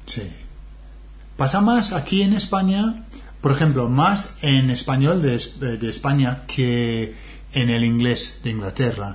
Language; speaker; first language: Spanish; non-native, fluent; English